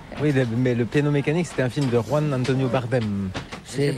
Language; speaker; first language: French; native; French